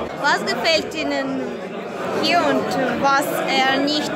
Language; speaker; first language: German; non-native, fluent; Russian